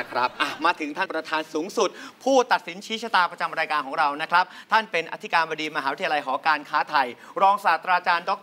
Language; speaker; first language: Thai; native; Thai